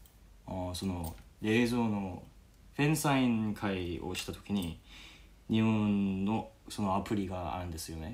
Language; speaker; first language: Japanese; non-native, learner; Korean